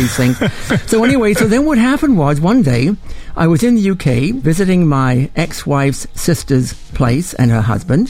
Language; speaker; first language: English; native; English